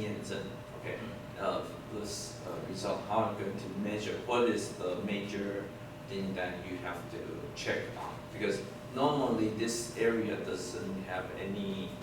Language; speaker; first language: English; non-native, fluent; Chinese